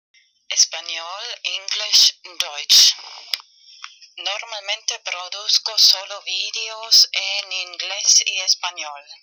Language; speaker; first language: Spanish; non-native, fluent; German